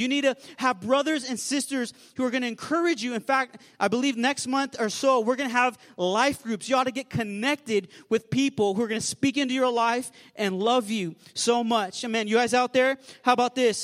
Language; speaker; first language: English; native; English